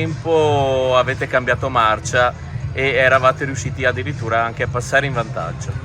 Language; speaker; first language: Italian; native; Italian